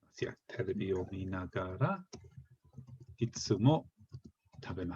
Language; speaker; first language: Japanese; non-native, fluent; English